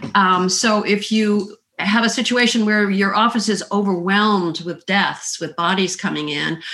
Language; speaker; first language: English; native; English